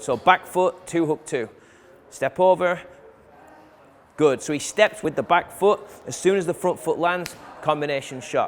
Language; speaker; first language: English; native; English